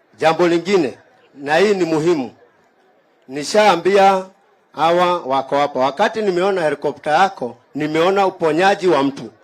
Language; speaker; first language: Swahili; non-native, local second language; Kikuyu